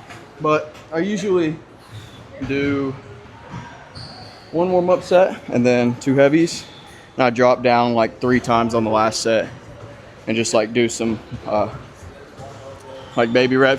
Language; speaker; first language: English; native; English